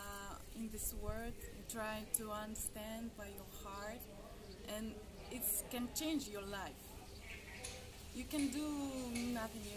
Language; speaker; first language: English; non-native, learner; Russian